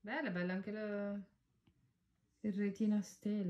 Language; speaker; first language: Italian; native; Italian